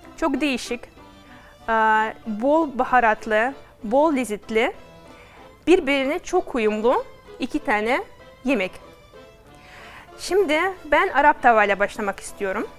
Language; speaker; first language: Turkish; non-native, fluent; Russian